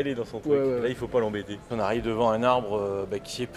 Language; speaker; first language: French; native; French